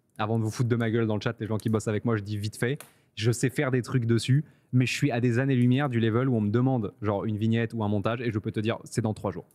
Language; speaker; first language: French; native; French